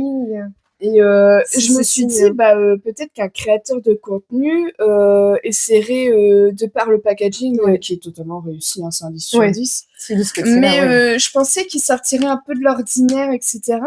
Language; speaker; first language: French; native; French